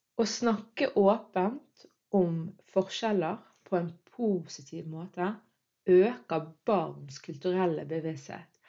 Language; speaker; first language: Norwegian; early bilingual, other home language; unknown